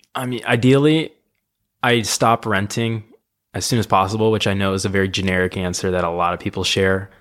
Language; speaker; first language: English; native; English